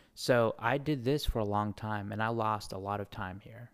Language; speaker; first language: English; native; English